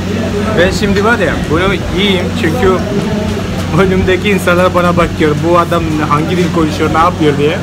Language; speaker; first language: Turkish; non-native, fluent; Malayalam